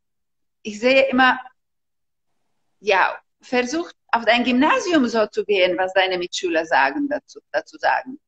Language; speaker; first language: German; non-native, fluent; Slovak